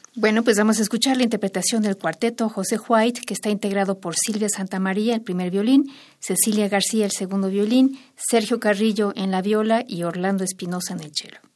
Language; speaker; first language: Spanish; native; Spanish